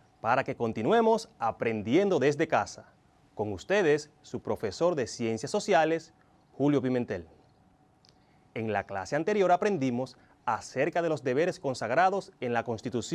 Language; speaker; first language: Spanish; native; Spanish